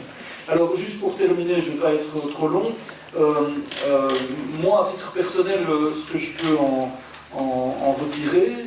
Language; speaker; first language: French; native; French